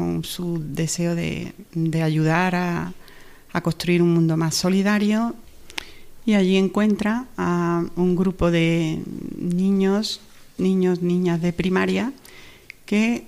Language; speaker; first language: Spanish; native; Spanish